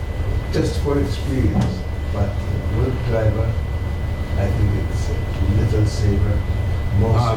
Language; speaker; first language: English; non-native, learner; Arabic